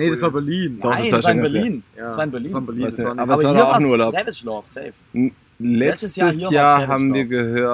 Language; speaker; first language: German; native; German